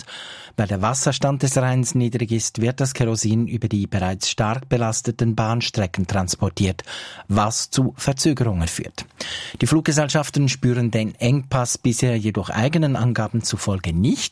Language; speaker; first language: German; native; German